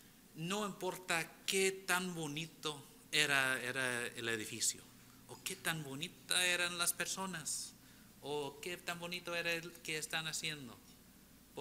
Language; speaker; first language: Spanish; early bilingual, heritage; English